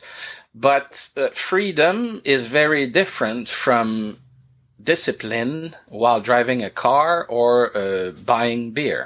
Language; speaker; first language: English; non-native, fluent; French